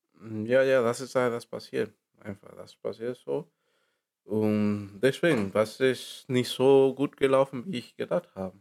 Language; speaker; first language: German; non-native, learner; Spanish